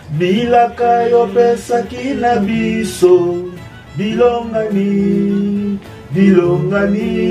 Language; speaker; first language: Lingala; non-native, local second language; Kongo